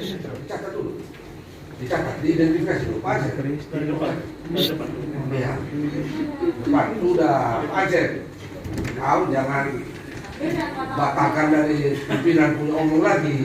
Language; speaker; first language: Indonesian; native; Indonesian